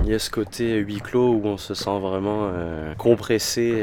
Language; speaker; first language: French; native; French